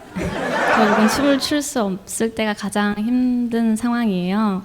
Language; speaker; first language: Korean; native; Korean